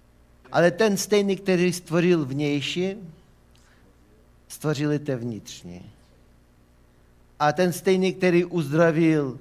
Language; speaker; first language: Czech; non-native, fluent; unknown